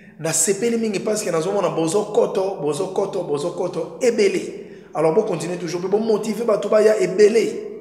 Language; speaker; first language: Lingala; native; Lingala